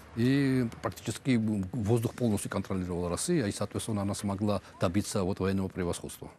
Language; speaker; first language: Russian; non-native, local second language; Georgian